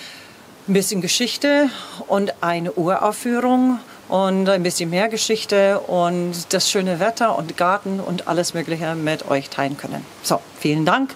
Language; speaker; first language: German; non-native, fluent; English